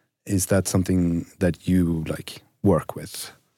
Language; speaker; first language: English; non-native, fluent; Swedish